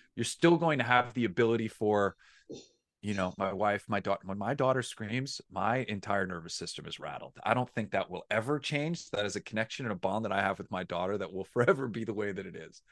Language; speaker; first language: English; native; English